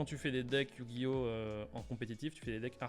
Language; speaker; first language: French; native; French